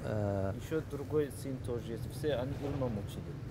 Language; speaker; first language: Russian; early bilingual, heritage; Russian